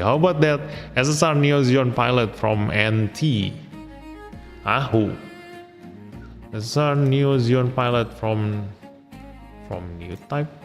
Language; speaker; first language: English; non-native, fluent; Indonesian